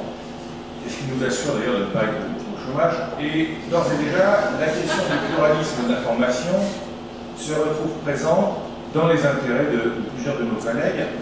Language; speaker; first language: French; native; French